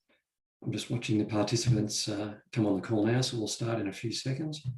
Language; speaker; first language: English; native; English